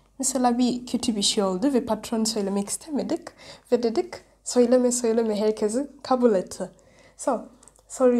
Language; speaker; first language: Turkish; non-native, learner; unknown